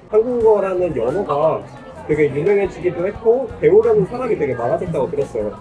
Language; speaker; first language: Korean; native; Korean